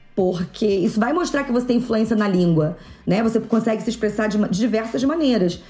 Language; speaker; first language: Portuguese; native; Portuguese